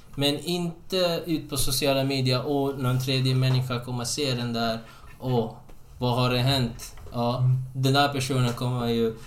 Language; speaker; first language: Swedish; non-native, fluent; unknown